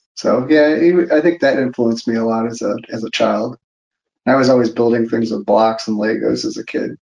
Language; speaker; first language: English; native; English